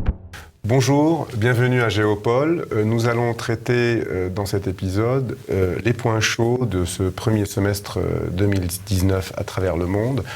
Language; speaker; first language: French; native; French